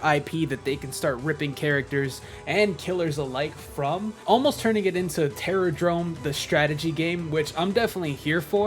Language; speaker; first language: English; native; English